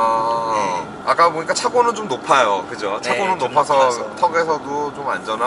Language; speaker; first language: Korean; native; Korean